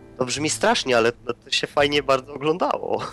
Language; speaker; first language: Polish; native; Polish